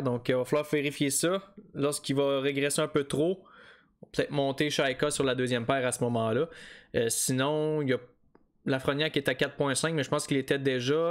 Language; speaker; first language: French; native; French